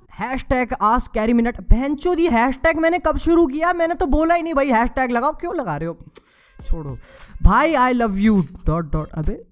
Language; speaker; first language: Hindi; native; Hindi